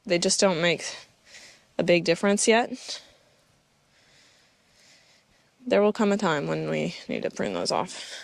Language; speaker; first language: English; native; English